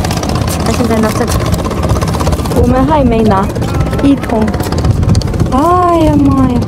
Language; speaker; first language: Chinese; non-native, learner; Ukrainian